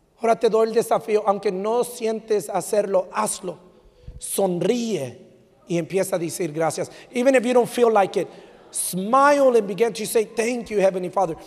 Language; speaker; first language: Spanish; early bilingual, heritage; Spanish